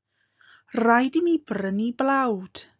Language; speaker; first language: Welsh; non-native, fluent; English